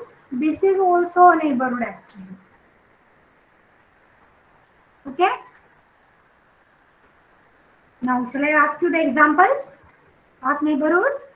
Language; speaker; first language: English; non-native, local second language; Marathi